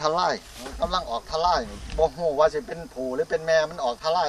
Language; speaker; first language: Thai; non-native, local second language; Northeastern Thai